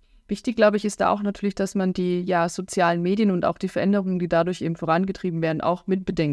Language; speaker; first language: German; native; German